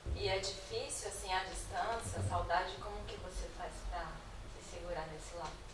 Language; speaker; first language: Portuguese; native; Portuguese